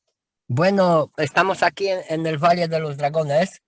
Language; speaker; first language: Spanish; non-native, fluent; Romanian